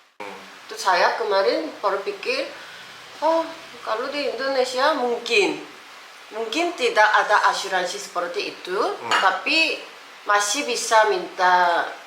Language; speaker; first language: Indonesian; non-native, learner; Korean